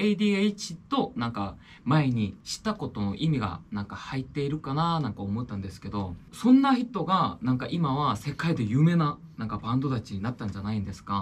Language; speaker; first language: Japanese; non-native, learner; Korean